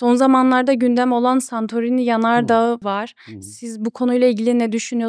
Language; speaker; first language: Turkish; native; Turkish